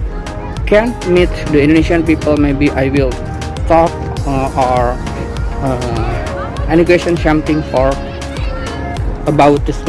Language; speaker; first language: English; non-native, learner; Indonesian